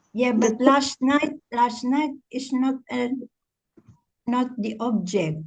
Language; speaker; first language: English; non-native, fluent; Indonesian